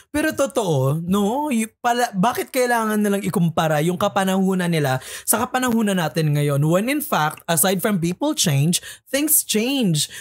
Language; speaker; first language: Filipino; native; Filipino